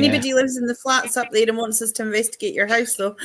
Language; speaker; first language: English; native; English